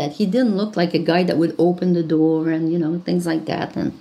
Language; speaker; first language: English; non-native, fluent; French